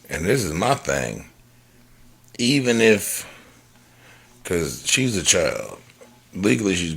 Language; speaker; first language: English; native; English